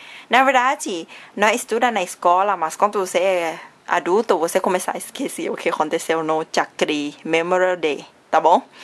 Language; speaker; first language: Portuguese; non-native, learner; Thai